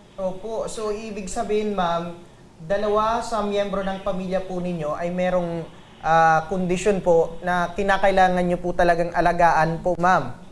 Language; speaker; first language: Filipino; native; Filipino